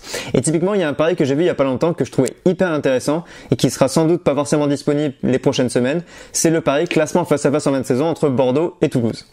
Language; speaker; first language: French; native; French